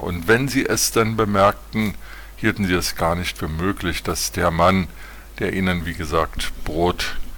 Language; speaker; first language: German; native; German